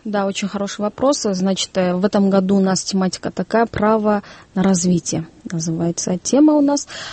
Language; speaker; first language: Russian; non-native, local second language; Kyrgyz